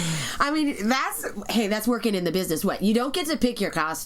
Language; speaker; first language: English; native; English